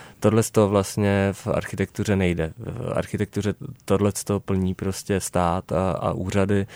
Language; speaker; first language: Czech; native; Czech